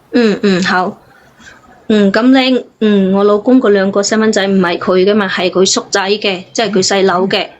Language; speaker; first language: Cantonese; native; Cantonese